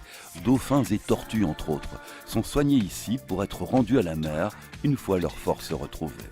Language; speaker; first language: French; native; French